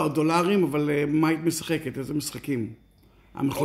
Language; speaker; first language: Hebrew; native; Hebrew